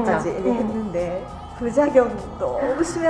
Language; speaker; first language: Korean; non-native, fluent; Japanese